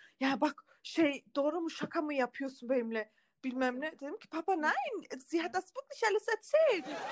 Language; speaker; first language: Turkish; early bilingual, heritage; Turkish